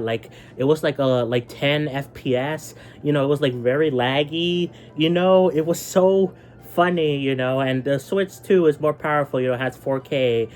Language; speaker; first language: English; native; English